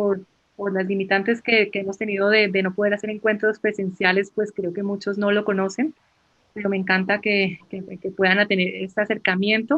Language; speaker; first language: Spanish; native; Spanish